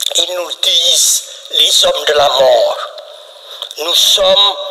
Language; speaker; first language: French; non-native, local second language; Wolof